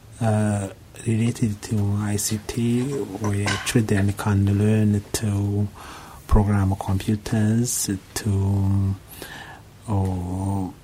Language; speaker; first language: English; non-native, local second language; Kinyarwanda